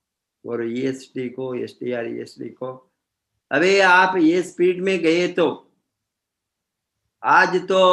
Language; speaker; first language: Hindi; non-native, fluent; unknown